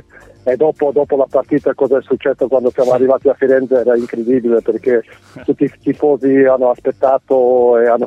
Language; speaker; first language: Italian; non-native, fluent; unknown